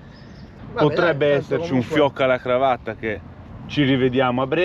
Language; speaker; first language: Italian; native; Italian